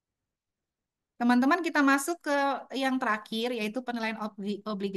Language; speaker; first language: Indonesian; native; Indonesian